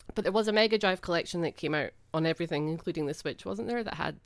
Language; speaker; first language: English; native; English